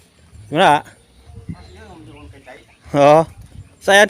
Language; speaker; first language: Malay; non-native, local second language; Sundanese